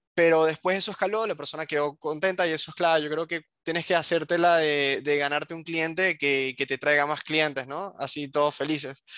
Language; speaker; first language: Spanish; native; Spanish